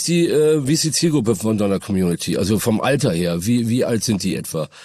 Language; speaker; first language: German; native; German